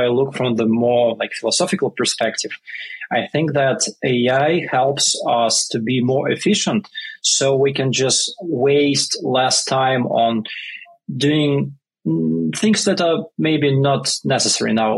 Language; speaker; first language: English; non-native, fluent; Russian